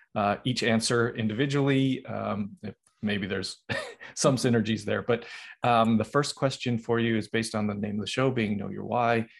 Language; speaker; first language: English; native; English